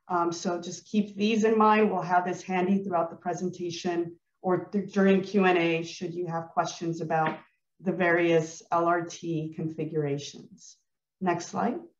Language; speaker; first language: English; early bilingual, other home language; Spanish